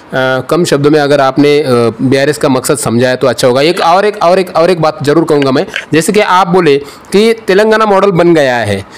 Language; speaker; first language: Hindi; non-native, local second language; Marathi